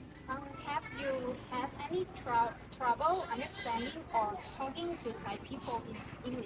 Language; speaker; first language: English; non-native, learner; Thai